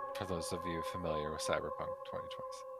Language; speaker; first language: English; native; English